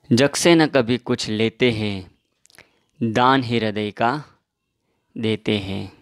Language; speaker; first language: Hindi; non-native, local second language; Gujarati